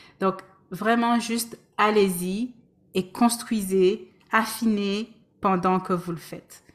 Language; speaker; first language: French; native; French